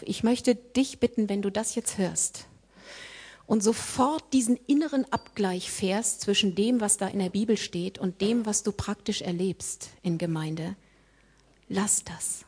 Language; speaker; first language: German; native; German